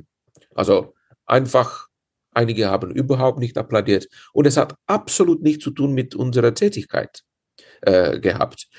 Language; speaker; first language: German; non-native, fluent; Czech